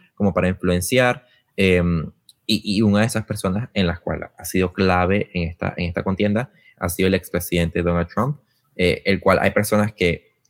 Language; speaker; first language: Spanish; native; Spanish